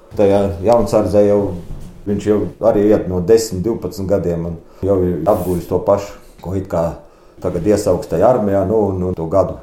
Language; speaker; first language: Latvian; native; Latvian